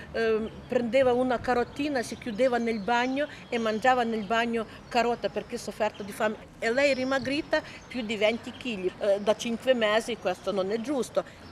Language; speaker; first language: Italian; non-native, learner; Ukrainian